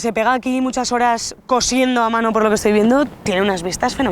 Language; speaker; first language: Spanish; native; Spanish